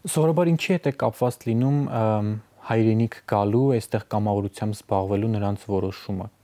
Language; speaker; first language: Armenian; native; Armenian